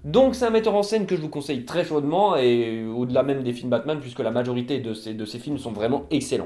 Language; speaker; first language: French; native; French